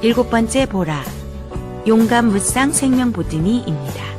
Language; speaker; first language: Korean; native; Korean